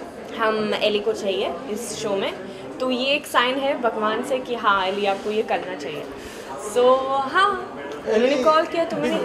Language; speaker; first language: Hindi; non-native, fluent; Swedish